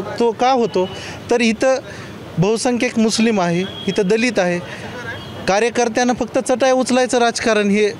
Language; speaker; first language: Marathi; native; Marathi